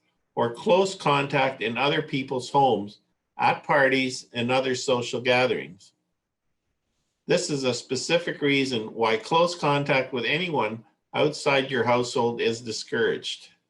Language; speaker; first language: English; native; English